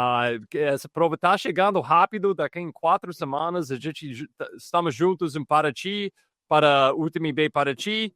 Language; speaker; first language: Portuguese; non-native, fluent; English